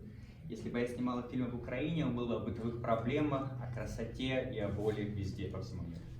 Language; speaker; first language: Russian; native; Russian